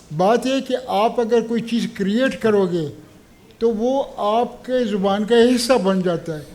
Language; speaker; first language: Urdu; non-native, local second language; Baluchi